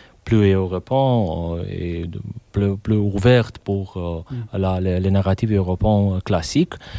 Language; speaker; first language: French; non-native, fluent; Romanian